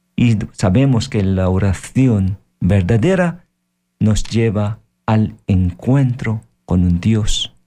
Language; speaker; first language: Spanish; non-native, fluent; Filipino